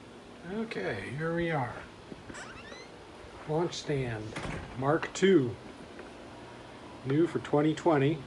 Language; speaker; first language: English; native; English